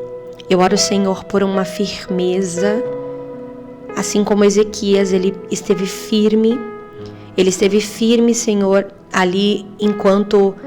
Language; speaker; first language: Portuguese; native; Portuguese